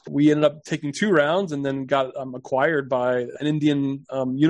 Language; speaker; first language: English; native; English